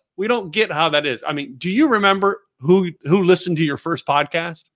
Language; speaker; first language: English; native; English